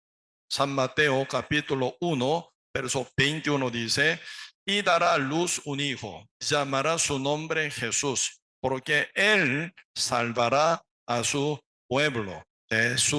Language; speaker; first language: Spanish; non-native, learner; Korean